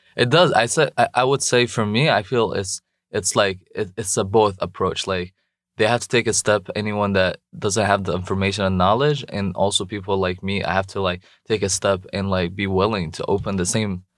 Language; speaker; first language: English; non-native, fluent; Arabic